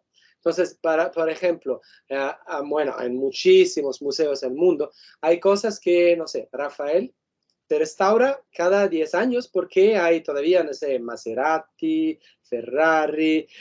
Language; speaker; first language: Spanish; non-native, fluent; Italian